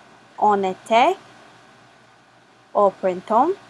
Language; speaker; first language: French; non-native, fluent; English